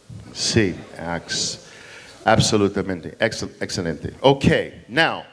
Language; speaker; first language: Spanish; non-native, learner; English